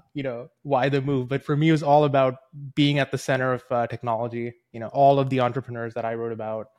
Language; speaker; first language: English; early bilingual, other home language; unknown